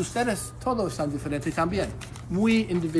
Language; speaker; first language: Spanish; non-native, learner; English